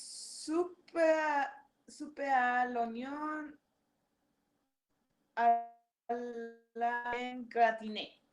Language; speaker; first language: French; non-native, learner; English